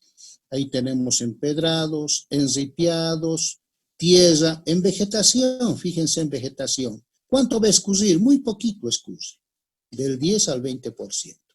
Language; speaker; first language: Spanish; native; Spanish